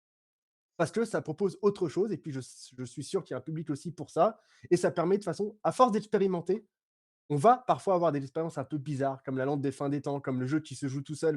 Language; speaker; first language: French; native; French